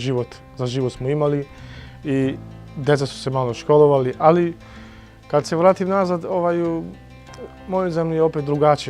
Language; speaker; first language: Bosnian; non-native, local second language; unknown